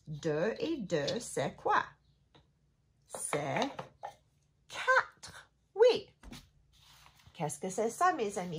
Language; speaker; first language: French; non-native, learner; English